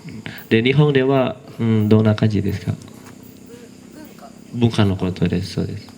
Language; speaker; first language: Japanese; non-native, learner; Indonesian